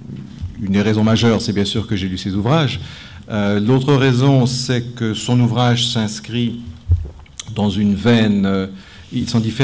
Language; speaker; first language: French; native; French